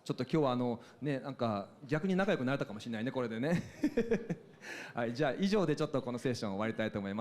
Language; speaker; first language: Japanese; native; Japanese